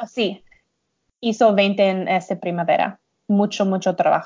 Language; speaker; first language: Spanish; non-native, learner; English